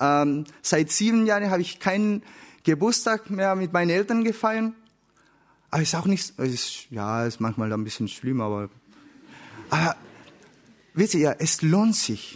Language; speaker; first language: German; non-native, learner; Spanish